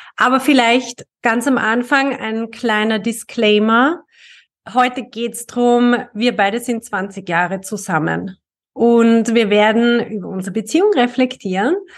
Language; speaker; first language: German; native; German